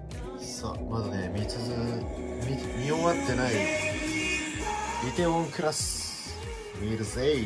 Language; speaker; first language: Japanese; native; Japanese